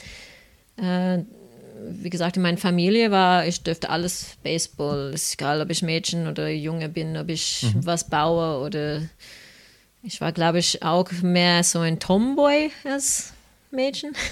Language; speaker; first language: German; non-native, fluent; English